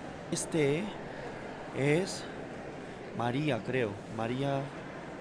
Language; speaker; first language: Spanish; non-native, fluent; Korean